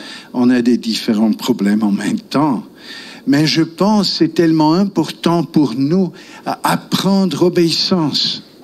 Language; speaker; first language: French; non-native, local second language; German